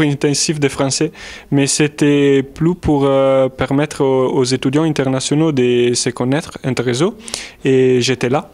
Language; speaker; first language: French; non-native, fluent; Italian